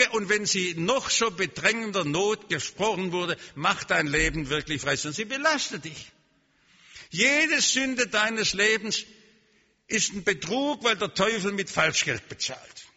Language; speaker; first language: German; native; German